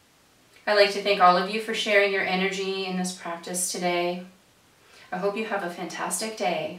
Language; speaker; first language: English; native; English